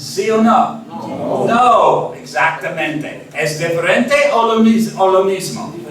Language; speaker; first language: Spanish; non-native, learner; English